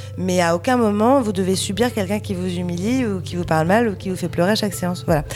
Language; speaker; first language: French; native; French